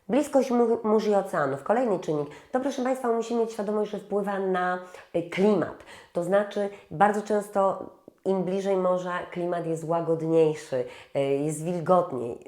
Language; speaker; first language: Polish; native; Polish